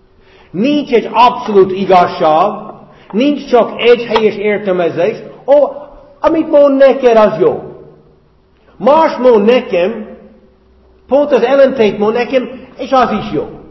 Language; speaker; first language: Hungarian; non-native, fluent; English